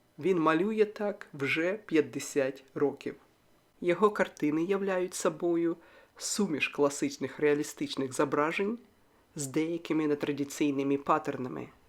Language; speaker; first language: Ukrainian; non-native, local second language; Russian